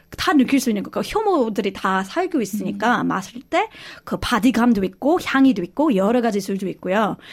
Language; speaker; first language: Korean; non-native, fluent; English